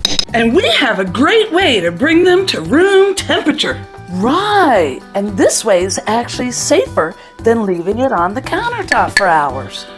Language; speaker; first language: English; native; English